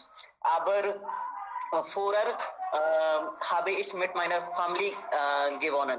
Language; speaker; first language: German; non-native, learner; Hindi